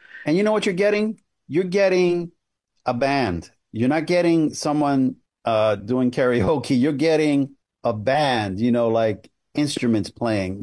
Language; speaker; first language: English; early bilingual, other home language; Spanish